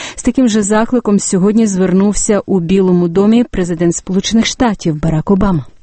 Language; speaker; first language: Ukrainian; native; Ukrainian